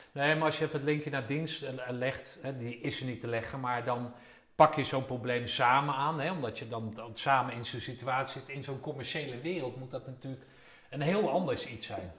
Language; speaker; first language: Dutch; native; Dutch